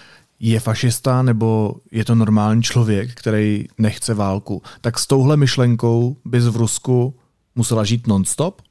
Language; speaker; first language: Czech; native; Czech